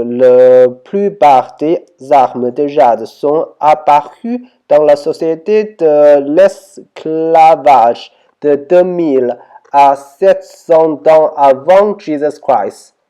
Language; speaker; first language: French; non-native, learner; Chinese